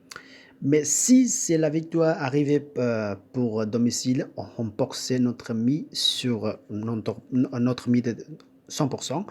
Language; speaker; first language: French; non-native, fluent; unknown